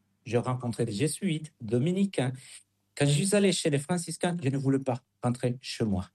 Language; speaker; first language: French; non-native, fluent; Spanish